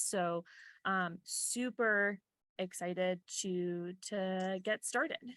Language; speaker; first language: English; native; English